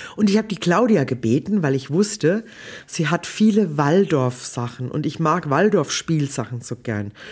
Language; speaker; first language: German; native; German